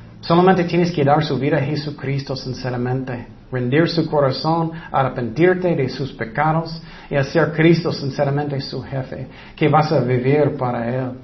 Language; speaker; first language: Spanish; non-native, fluent; English